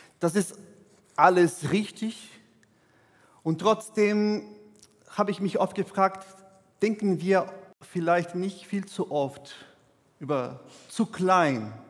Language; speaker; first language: German; non-native, fluent; Portuguese